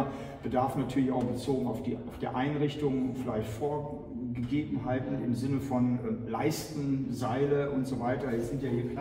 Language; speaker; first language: German; native; German